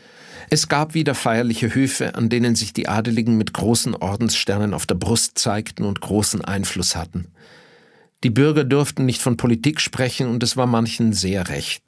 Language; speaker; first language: German; native; German